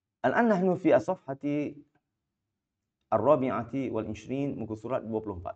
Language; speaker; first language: Arabic; non-native, fluent; Malay